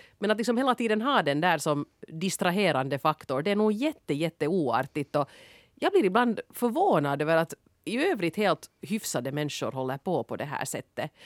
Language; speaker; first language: Swedish; native; Swedish